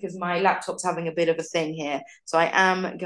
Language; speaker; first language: English; native; English